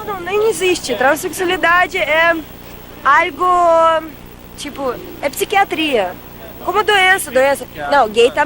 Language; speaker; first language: Portuguese; non-native, fluent; Russian